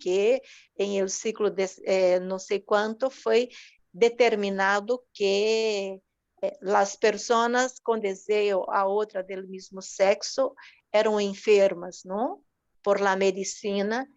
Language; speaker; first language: Spanish; non-native, fluent; Portuguese